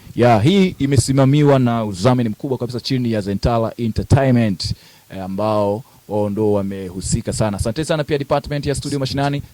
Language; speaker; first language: Swahili; native; Swahili